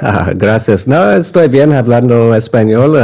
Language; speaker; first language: Spanish; non-native, learner; English